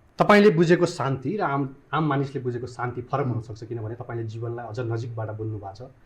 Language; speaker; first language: Nepali; native; Nepali